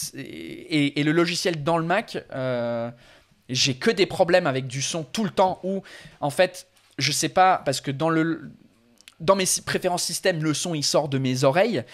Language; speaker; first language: French; non-native, fluent; English